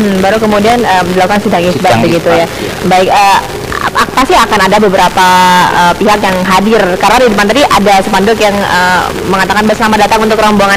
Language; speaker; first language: Indonesian; native; Indonesian